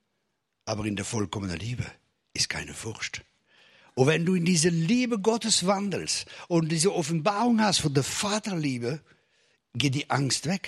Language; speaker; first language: German; non-native, fluent; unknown